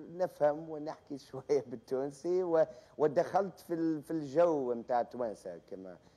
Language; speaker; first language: Arabic; non-native, fluent; English